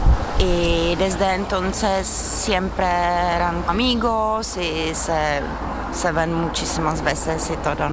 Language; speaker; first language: Spanish; non-native, fluent; Czech